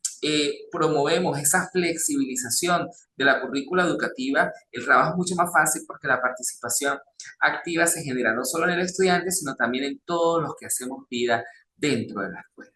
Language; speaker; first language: Spanish; native; Spanish